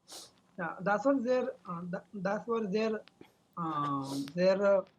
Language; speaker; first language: German; non-native, learner; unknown